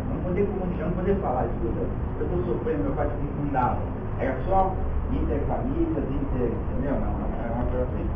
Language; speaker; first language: Portuguese; early bilingual, other home language; Yiddish